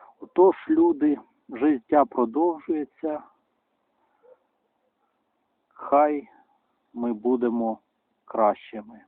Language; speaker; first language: Ukrainian; non-native, local second language; Russian